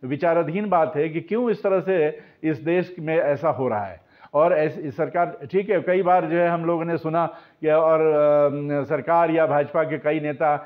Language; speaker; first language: Hindi; native; Hindi